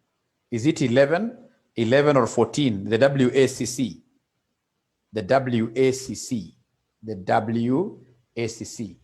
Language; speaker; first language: English; non-native, local second language; Swahili